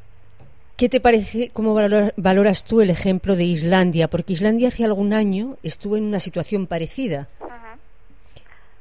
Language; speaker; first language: Spanish; native; Spanish